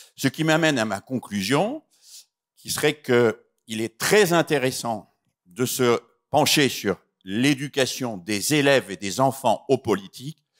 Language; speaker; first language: French; native; French